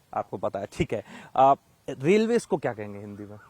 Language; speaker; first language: Hindi; native; Hindi